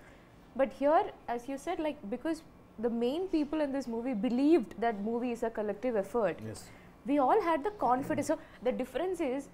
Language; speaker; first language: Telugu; non-native, learner; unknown